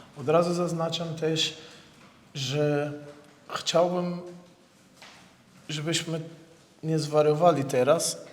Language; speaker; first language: Polish; non-native, fluent; Portuguese